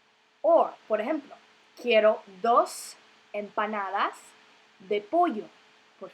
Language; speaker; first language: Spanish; non-native, fluent; English